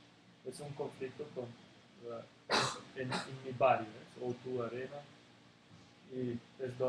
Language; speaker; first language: Spanish; non-native, learner; Serbian